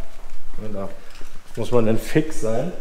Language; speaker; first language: German; native; German